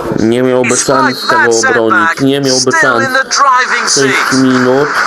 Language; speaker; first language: Polish; native; Polish